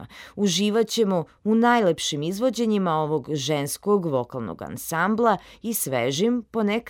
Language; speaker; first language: Serbian; native; Serbian